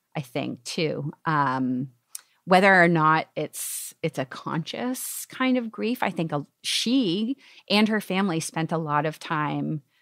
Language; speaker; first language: English; native; English